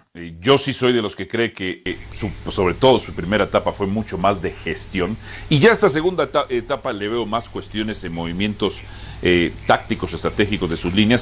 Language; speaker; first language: Spanish; native; Spanish